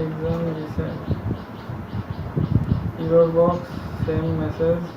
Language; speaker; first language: English; non-native, local second language; Bangla